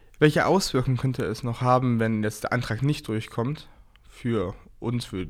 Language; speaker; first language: German; native; German